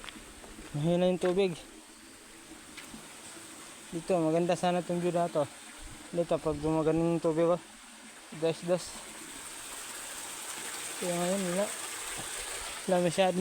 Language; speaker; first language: Filipino; non-native, local second language; Cebuano